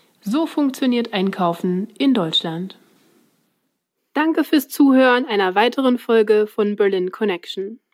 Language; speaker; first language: German; non-native, fluent; Swiss German